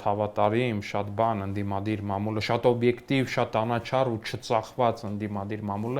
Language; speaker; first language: Armenian; native; Armenian